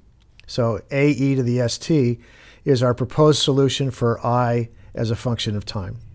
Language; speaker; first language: English; native; English